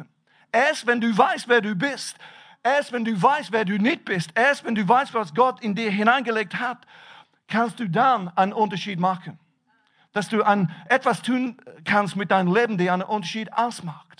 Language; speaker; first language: German; non-native, fluent; English